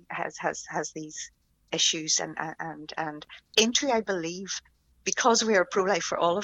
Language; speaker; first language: English; native; English